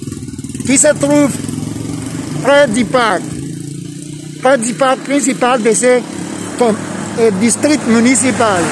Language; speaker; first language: French; non-native, fluent; Spanish